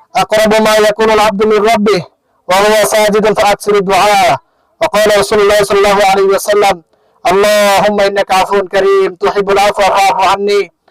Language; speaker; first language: Arabic; non-native, fluent; Bangla